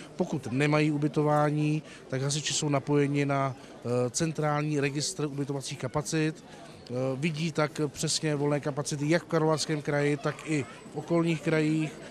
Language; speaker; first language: Czech; native; Czech